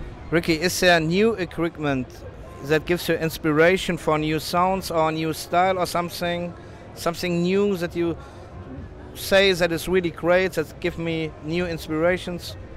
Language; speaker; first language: English; non-native, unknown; German